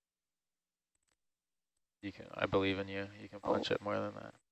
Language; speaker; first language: English; native; English